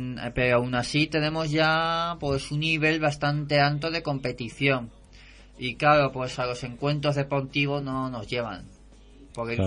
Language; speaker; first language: Spanish; native; Spanish